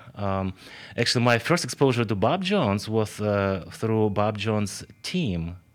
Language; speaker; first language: English; non-native, fluent; Ukrainian